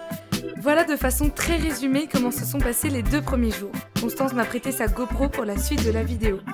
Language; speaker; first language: French; native; French